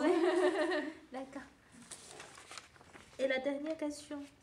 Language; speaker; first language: French; non-native, learner; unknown